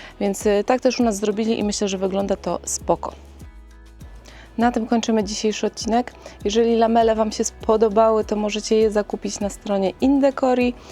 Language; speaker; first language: Polish; native; Polish